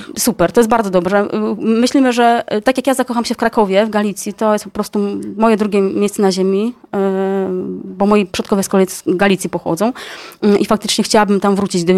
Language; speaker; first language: Polish; native; Polish